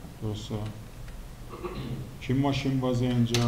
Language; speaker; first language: Persian; native; Persian